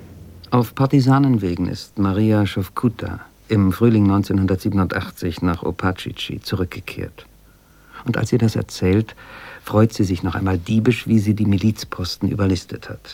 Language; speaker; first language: German; native; German